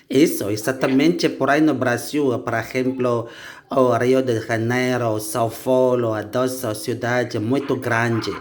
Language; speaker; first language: Portuguese; non-native, learner; Indonesian